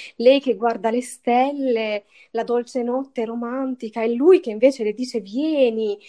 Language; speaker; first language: Italian; native; Italian